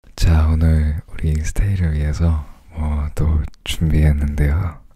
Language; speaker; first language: Korean; early bilingual, other home language; English